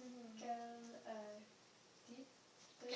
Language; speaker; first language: French; non-native, learner; English